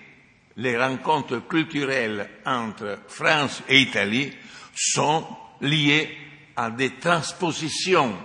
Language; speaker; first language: French; non-native, fluent; Italian